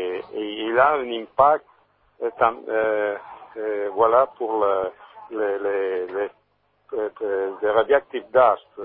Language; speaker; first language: French; non-native, learner; Italian